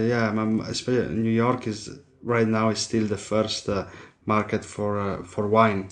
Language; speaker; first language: English; non-native, fluent; Italian